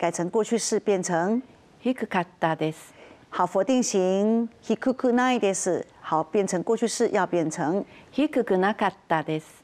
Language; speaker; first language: Japanese; non-native, fluent; Chinese